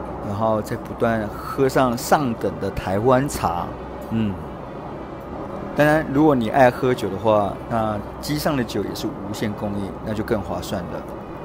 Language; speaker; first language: Chinese; native; Chinese